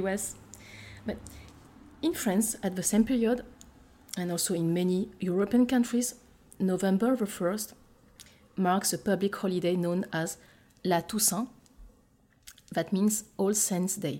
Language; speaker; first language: English; non-native, fluent; French